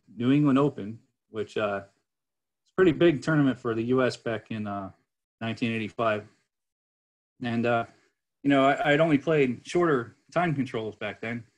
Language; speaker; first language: English; native; English